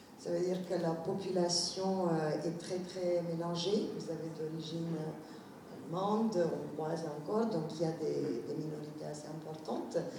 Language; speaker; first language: French; non-native, fluent; Romanian